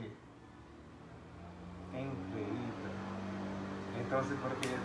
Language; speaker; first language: Spanish; non-native, fluent; English